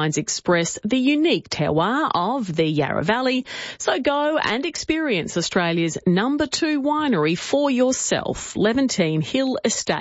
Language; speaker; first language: English; native; English